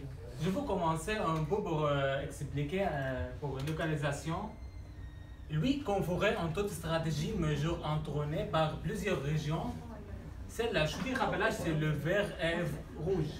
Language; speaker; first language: French; non-native, learner; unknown